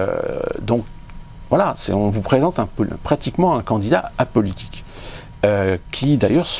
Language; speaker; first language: French; native; French